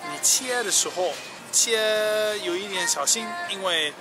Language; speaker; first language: Chinese; non-native, learner; English